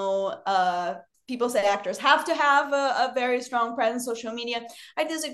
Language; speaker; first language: English; non-native, fluent; Portuguese